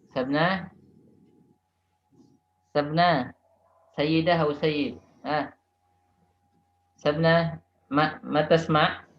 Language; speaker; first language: Arabic; non-native, fluent; Indonesian